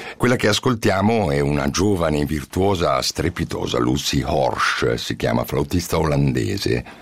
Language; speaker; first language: Italian; native; Italian